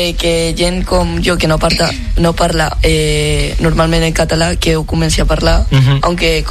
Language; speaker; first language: Catalan; non-native, local second language; Spanish